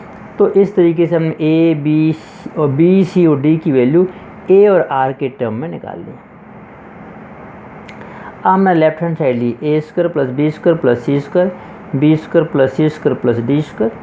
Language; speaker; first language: Hindi; native; Hindi